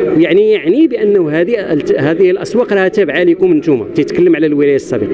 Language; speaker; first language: Arabic; native; Arabic